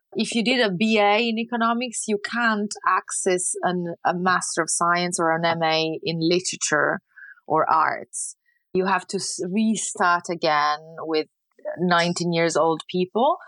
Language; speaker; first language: English; non-native, fluent; Italian